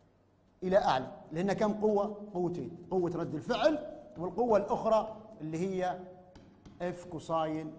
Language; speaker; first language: Arabic; native; Arabic